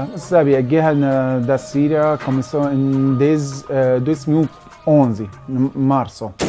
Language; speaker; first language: Portuguese; non-native, learner; Arabic